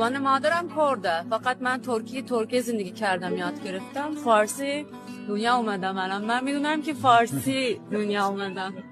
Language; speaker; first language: Persian; non-native, learner; Kurdish